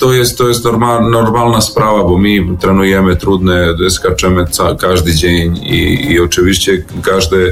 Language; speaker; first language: Polish; non-native, learner; Serbian